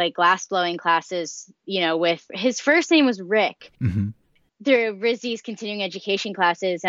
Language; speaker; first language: English; native; English